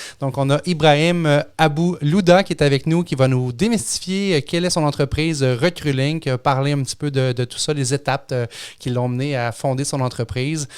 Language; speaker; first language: French; native; French